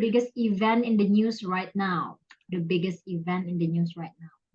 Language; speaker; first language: English; non-native, fluent; Indonesian